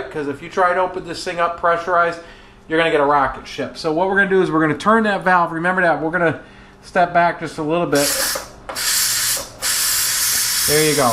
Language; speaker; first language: English; native; English